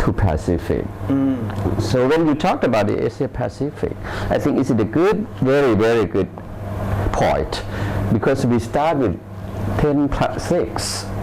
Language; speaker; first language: English; non-native, fluent; Thai